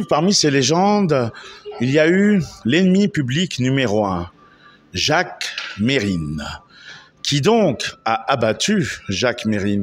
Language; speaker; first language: French; native; French